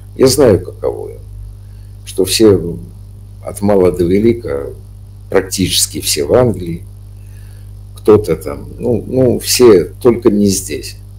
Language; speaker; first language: Russian; native; Russian